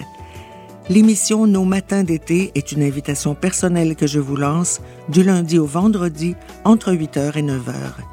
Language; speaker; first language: French; native; French